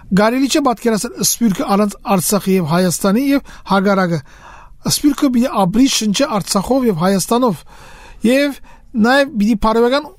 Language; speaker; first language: Armenian; native; Armenian